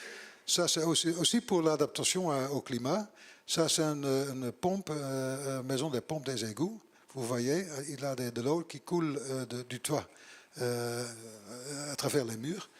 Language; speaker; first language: French; non-native, learner; Dutch